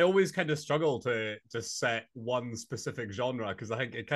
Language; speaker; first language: English; native; English